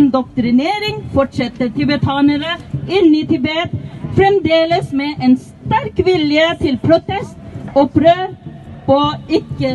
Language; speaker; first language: Norwegian; non-native, fluent; Tibetan